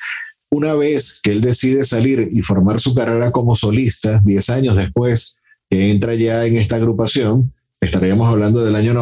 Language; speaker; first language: Spanish; native; Spanish